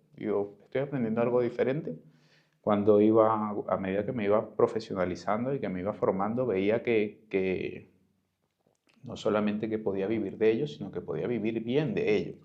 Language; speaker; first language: Spanish; native; Spanish